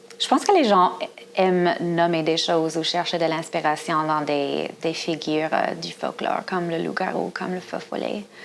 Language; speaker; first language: French; non-native, fluent; English